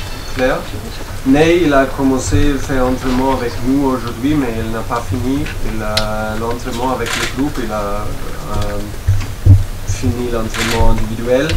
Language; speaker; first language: French; non-native, learner; German